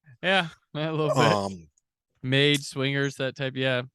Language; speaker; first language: English; native; English